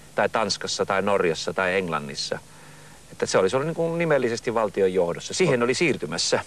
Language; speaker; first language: Finnish; early bilingual, other home language; Russian